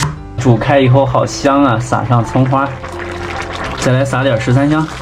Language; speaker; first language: Chinese; native; Chinese